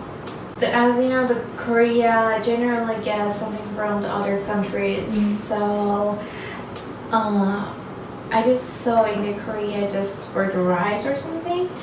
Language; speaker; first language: English; non-native, learner; Turkish